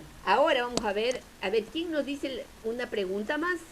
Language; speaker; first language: Spanish; native; Spanish